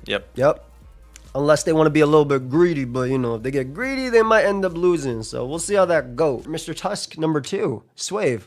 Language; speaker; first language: English; native; English